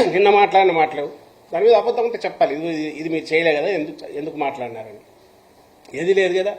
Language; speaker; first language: Telugu; native; Telugu